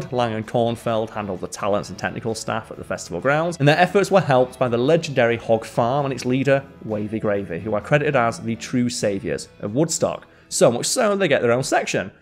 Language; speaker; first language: English; native; English